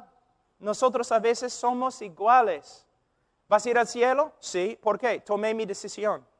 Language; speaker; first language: Spanish; non-native, fluent; English